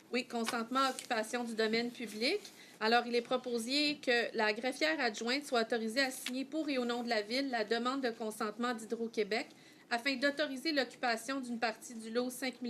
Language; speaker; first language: French; native; French